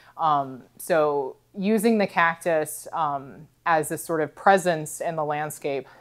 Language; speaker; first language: English; native; English